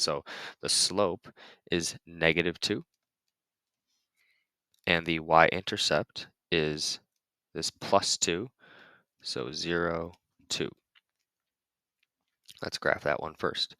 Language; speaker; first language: English; native; English